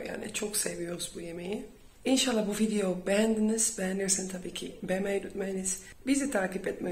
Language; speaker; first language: Turkish; non-native, fluent; Dutch